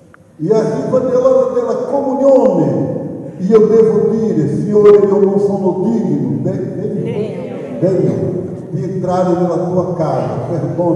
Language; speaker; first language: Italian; non-native, fluent; Portuguese